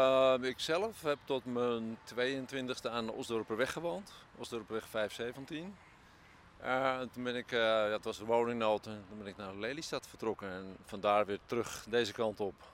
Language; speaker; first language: Dutch; native; Dutch